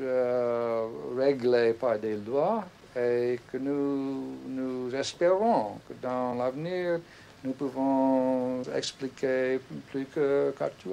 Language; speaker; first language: French; non-native, fluent; English